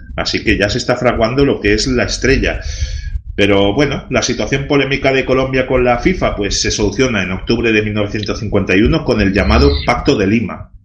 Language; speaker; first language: Spanish; non-native, local second language; Catalan